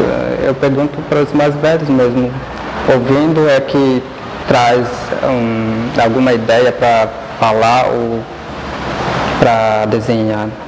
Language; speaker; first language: Portuguese; non-native, local second language; Guarani